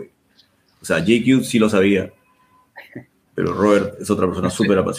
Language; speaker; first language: Spanish; native; Spanish